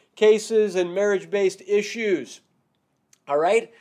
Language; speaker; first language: English; native; English